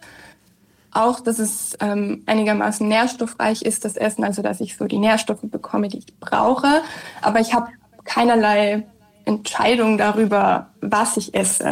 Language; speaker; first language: German; native; German